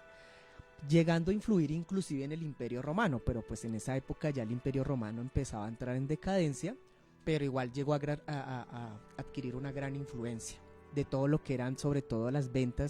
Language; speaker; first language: Spanish; native; Spanish